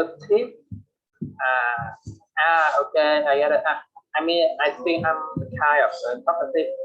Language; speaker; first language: English; non-native, learner; Vietnamese